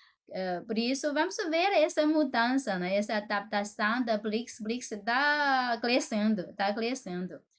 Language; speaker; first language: Portuguese; non-native, fluent; Chinese